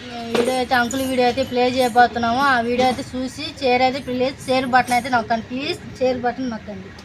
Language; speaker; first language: Telugu; native; Telugu